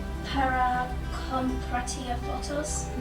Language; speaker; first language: Spanish; non-native, learner; English